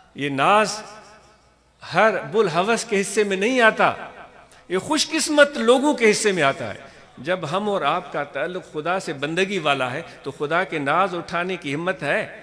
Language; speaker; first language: Urdu; non-native, local second language; Sindhi